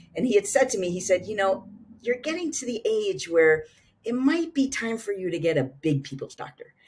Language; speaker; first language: English; native; English